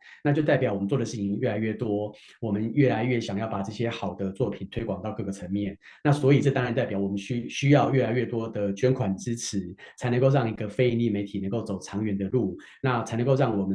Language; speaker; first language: Chinese; native; Chinese